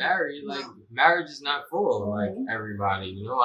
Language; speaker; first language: English; native; English